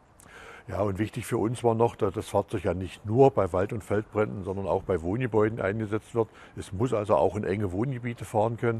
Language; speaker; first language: German; native; German